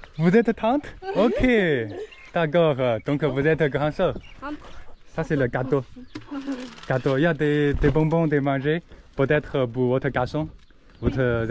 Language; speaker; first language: French; non-native, learner; Chinese